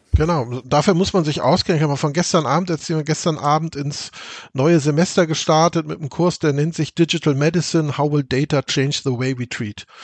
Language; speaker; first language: German; native; German